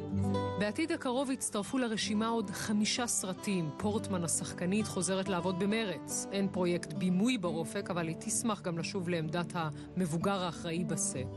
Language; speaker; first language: Hebrew; native; Hebrew